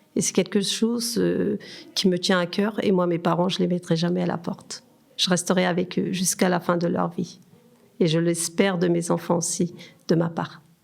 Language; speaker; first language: French; early bilingual, other home language; Turkish